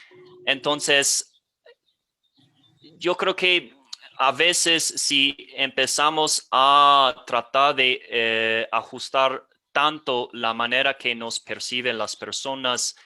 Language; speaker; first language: Spanish; non-native, fluent; English